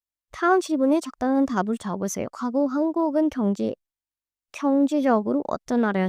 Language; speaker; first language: Korean; non-native, learner; Hindi